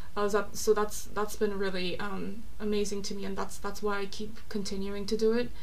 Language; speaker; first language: English; non-native, fluent; Korean